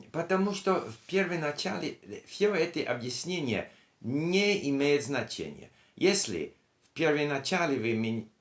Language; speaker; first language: Russian; non-native, learner; English